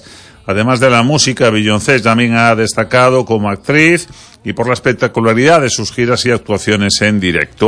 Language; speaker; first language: Spanish; native; Spanish